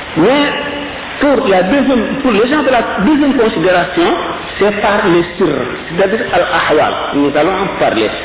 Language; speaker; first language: French; non-native, local second language; Wolof